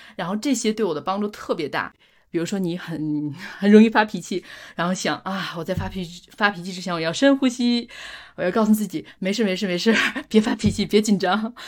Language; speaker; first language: Chinese; native; Chinese